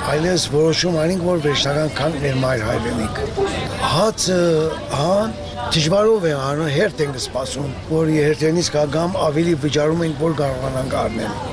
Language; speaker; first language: Armenian; early bilingual, heritage; Armenian